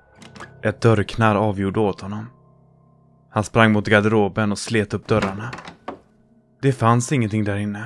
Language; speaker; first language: Swedish; native; Swedish